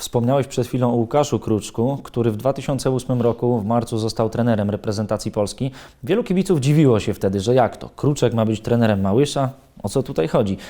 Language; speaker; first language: Polish; native; Polish